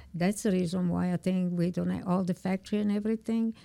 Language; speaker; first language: English; non-native, fluent; Italian